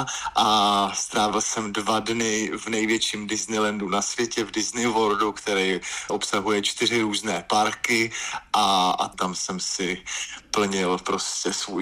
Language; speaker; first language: Czech; native; Czech